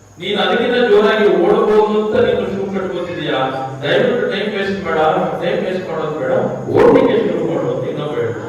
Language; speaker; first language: Kannada; native; Kannada